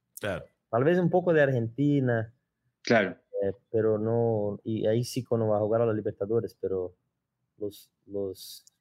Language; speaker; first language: Spanish; non-native, learner; Portuguese